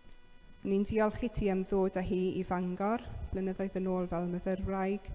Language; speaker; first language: Welsh; native; Welsh